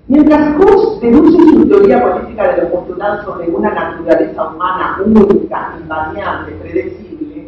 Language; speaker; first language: Spanish; native; Spanish